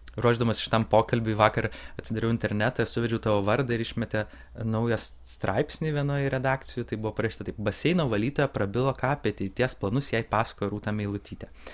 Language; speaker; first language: Lithuanian; native; Lithuanian